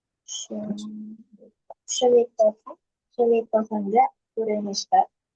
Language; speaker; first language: Japanese; non-native, learner; Indonesian